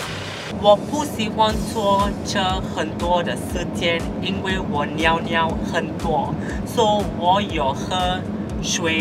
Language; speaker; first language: Chinese; non-native, learner; English